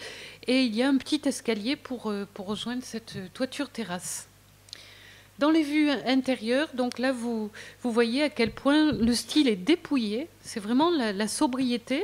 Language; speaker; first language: French; native; French